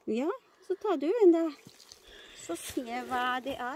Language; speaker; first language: Norwegian; non-native, learner; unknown